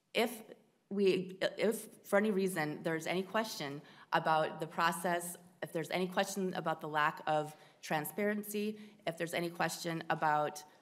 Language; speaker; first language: English; native; English